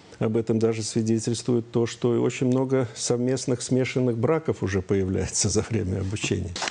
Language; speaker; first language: Russian; native; Russian